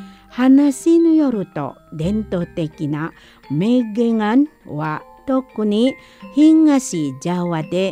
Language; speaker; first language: Japanese; non-native, fluent; Indonesian